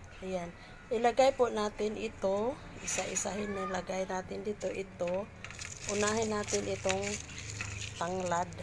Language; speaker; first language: Filipino; non-native, local second language; Cebuano